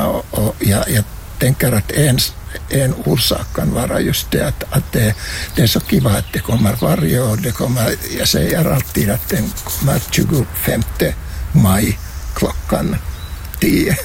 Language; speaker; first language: Swedish; non-native, local second language; Finnish